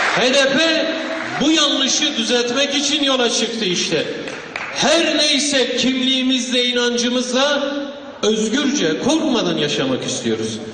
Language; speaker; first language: Turkish; non-native, local second language; Kurdish